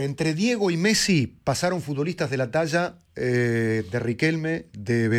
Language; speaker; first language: Spanish; native; Spanish